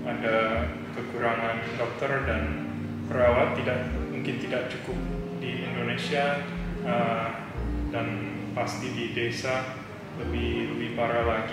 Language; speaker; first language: Indonesian; early bilingual, heritage; English